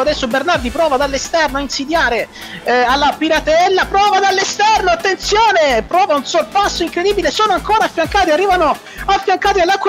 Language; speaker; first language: Italian; native; Italian